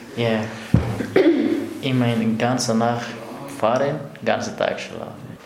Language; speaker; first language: German; non-native, learner; Persian